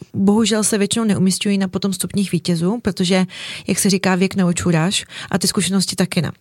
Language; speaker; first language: Czech; early bilingual, other home language; Russian